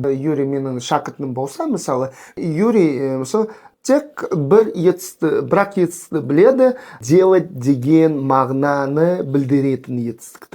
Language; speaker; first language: Kazakh; non-native, local second language; Russian